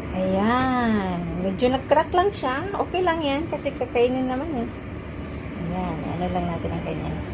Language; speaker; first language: Filipino; non-native, local second language; Cebuano